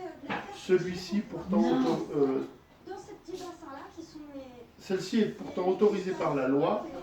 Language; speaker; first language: French; native; French